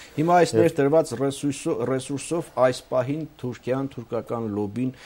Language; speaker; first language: Armenian; native; Armenian